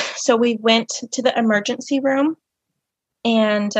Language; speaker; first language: English; native; English